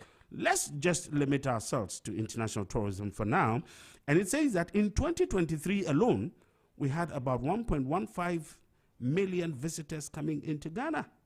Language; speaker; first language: English; non-native, local second language; Akan